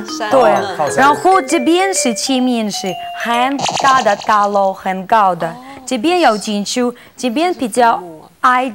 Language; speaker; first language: Chinese; non-native, learner; Russian